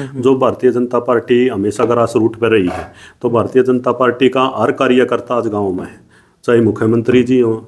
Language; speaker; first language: Hindi; native; Hindi